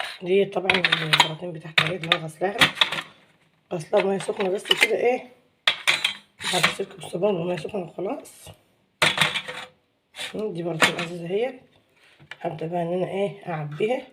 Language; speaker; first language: Arabic; native; Arabic